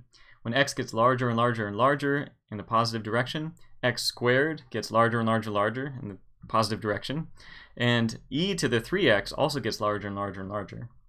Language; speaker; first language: English; native; English